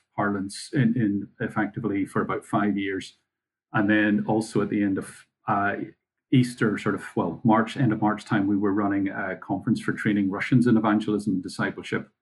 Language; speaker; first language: English; native; English